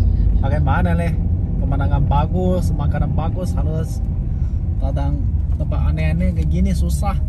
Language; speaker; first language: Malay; non-native, learner; Chinese